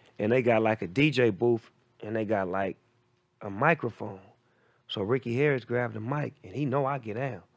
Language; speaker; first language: English; native; English